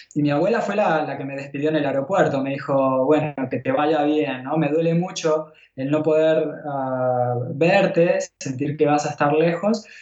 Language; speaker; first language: Spanish; native; Spanish